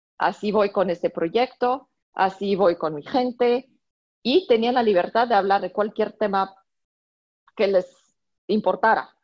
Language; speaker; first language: Spanish; non-native, fluent; French